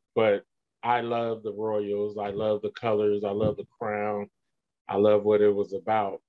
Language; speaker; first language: English; native; English